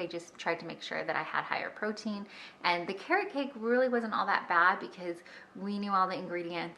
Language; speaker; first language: English; native; English